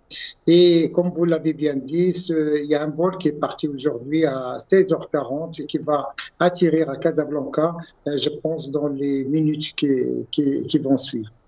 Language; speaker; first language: French; non-native, local second language; Arabic